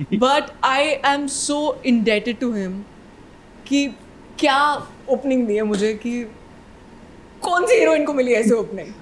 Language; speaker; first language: Hindi; native; Hindi